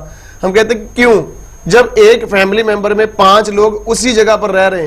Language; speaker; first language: Hindi; native; Hindi